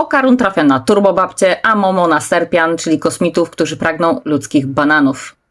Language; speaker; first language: Polish; native; Polish